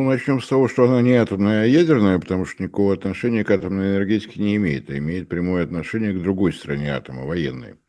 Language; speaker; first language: Russian; native; Russian